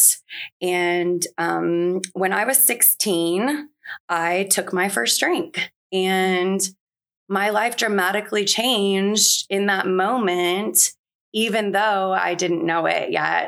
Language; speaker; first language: English; native; English